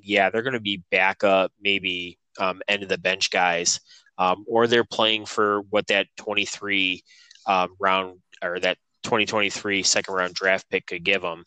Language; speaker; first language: English; native; English